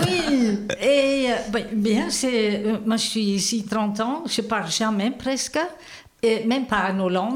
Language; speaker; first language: French; non-native, fluent; Dutch